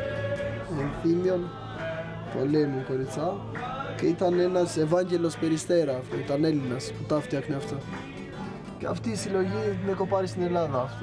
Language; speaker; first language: Greek; non-native, fluent; Albanian